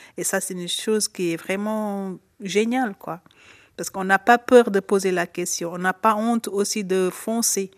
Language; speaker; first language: French; non-native, fluent; Italian